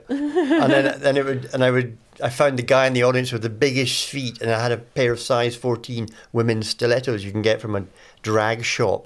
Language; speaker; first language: English; native; English